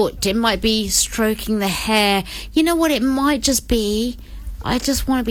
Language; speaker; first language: English; native; English